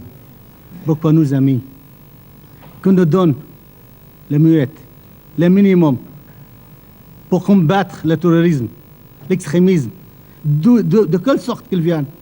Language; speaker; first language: French; non-native, fluent; Arabic